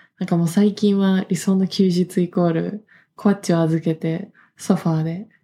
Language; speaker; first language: Japanese; early bilingual, heritage; Japanese